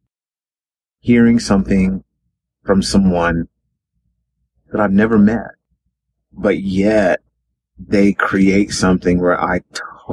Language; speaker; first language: English; native; English